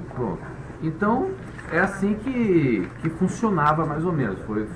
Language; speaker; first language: Portuguese; native; Portuguese